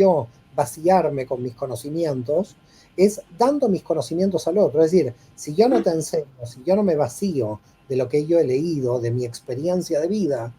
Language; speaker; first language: Spanish; native; Spanish